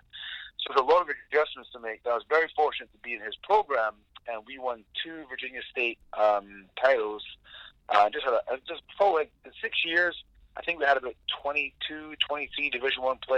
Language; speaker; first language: English; native; English